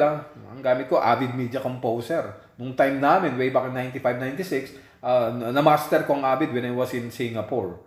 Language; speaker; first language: English; non-native, local second language; Filipino